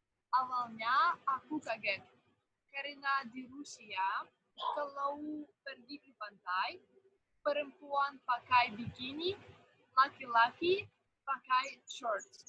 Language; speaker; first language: Indonesian; non-native, fluent; Russian